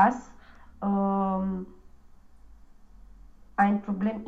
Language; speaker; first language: German; non-native, learner; Romanian